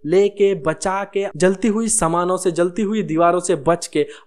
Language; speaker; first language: Hindi; native; Hindi